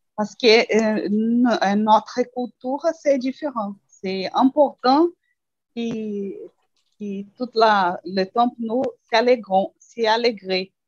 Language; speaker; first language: French; non-native, learner; Portuguese